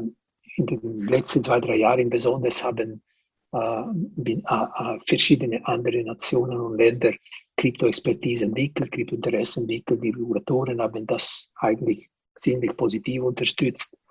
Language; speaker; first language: German; non-native, local second language; Italian